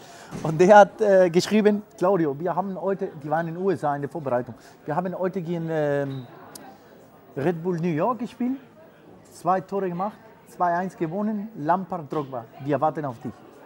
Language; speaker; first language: German; non-native, fluent; Spanish